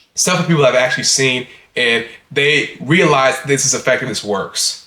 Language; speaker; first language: English; native; English